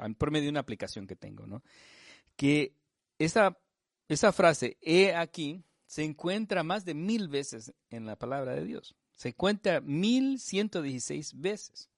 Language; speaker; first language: Spanish; native; Spanish